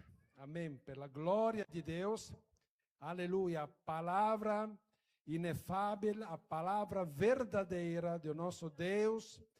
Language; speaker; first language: Portuguese; non-native, fluent; Italian